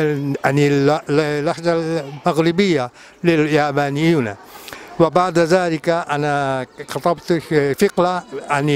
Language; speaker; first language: Arabic; non-native, learner; Japanese